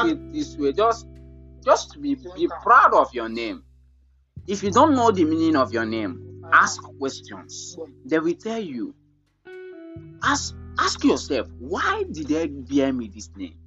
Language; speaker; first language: English; non-native, local second language; Igbo